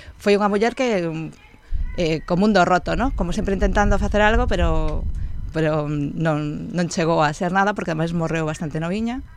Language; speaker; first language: Galician; non-native, local second language; Spanish